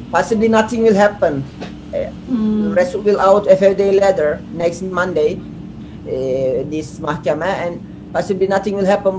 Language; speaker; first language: English; non-native, learner; Turkish